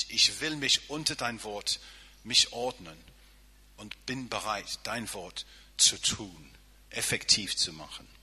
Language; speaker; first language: German; non-native, fluent; English